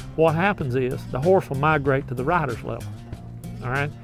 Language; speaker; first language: English; native; English